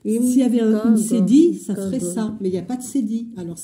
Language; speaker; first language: French; native; French